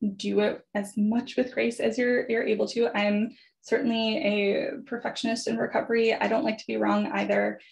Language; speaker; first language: English; native; English